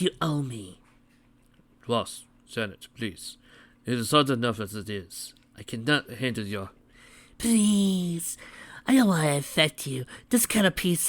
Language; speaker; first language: English; native; English